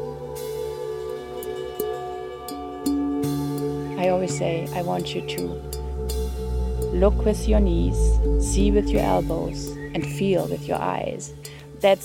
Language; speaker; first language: English; non-native, fluent; German